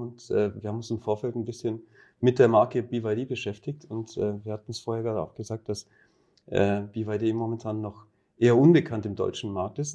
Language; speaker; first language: German; native; German